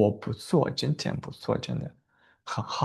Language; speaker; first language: Chinese; non-native, fluent; Uzbek